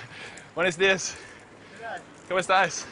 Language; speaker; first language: Spanish; non-native, learner; English